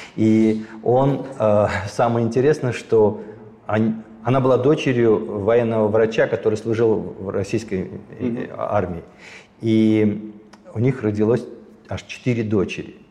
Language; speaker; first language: Russian; native; Russian